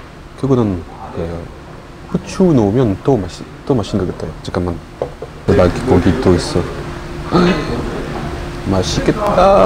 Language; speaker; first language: Korean; non-native, learner; French